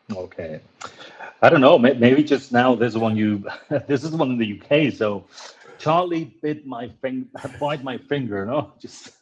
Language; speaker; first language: English; non-native, fluent; Spanish